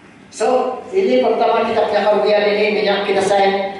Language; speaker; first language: Malay; native; Malay